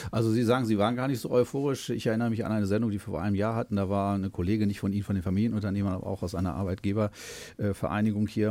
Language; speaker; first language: German; native; German